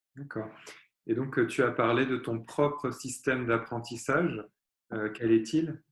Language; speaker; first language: French; native; French